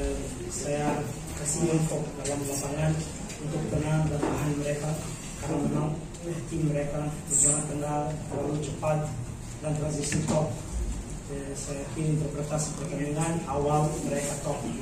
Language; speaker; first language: Indonesian; non-native, fluent; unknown